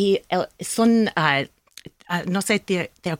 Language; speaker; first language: Spanish; non-native, learner; English